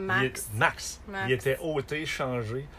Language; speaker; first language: French; native; French